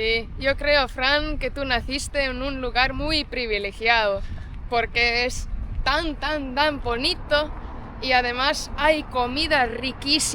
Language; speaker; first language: Spanish; non-native, fluent; Portuguese